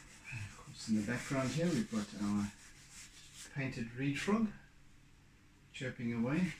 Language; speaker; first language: English; native; English